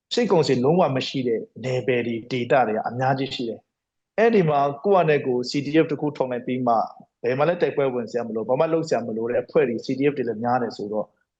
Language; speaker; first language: Burmese; non-native, local second language; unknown